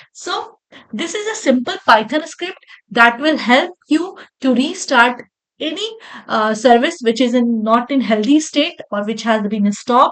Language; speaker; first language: English; non-native, local second language; Hindi